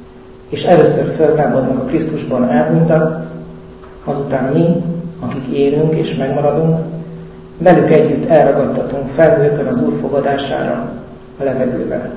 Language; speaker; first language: Hungarian; native; Hungarian